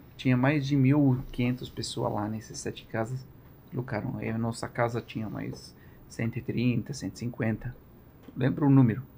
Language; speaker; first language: Portuguese; non-native, learner; Arabic